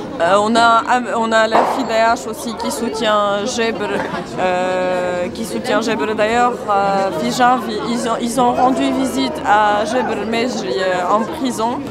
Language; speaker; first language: French; non-native, local second language; Arabic